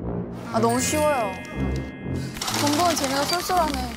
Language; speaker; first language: Korean; native; Korean